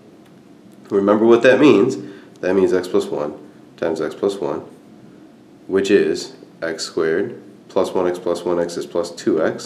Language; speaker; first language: English; native; English